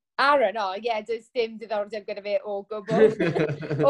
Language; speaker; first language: Welsh; non-native, local second language; English